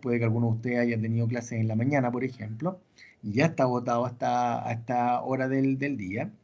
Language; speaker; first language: Spanish; native; Spanish